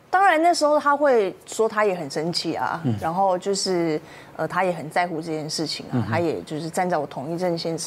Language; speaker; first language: Chinese; native; Chinese